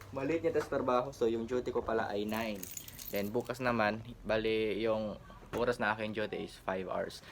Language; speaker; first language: Filipino; non-native, local second language; Cebuano